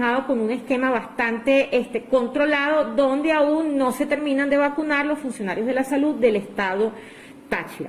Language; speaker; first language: Spanish; native; Spanish